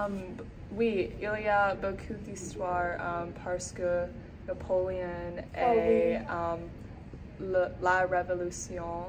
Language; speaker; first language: French; non-native, learner; English